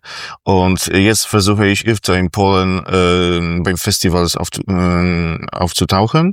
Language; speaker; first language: German; non-native, fluent; Polish